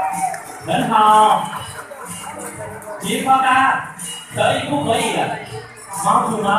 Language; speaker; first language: Chinese; non-native, learner; Thai